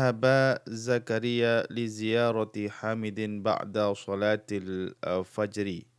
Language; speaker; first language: Arabic; non-native, fluent; Indonesian